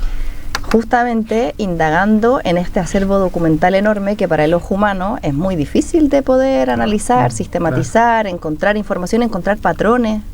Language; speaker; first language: Spanish; native; Spanish